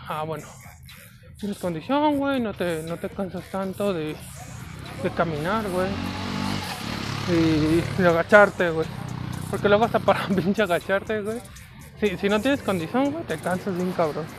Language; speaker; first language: Spanish; native; Spanish